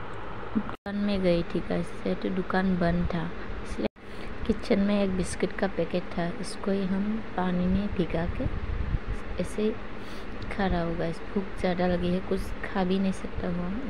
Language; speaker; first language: Hindi; non-native, local second language; Assamese